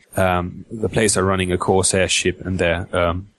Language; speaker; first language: English; non-native, fluent; German